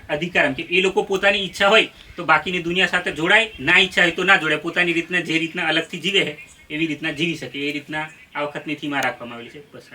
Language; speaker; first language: Gujarati; non-native, local second language; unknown